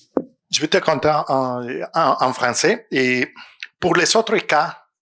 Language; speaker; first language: French; non-native, fluent; Spanish